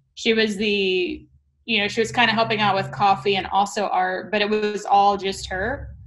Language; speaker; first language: English; native; English